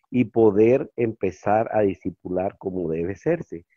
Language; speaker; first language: Spanish; native; Spanish